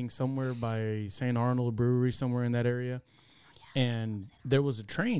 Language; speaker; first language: English; early bilingual, other home language; Spanish